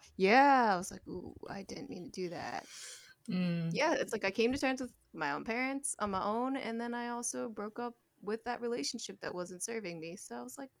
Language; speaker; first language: English; native; English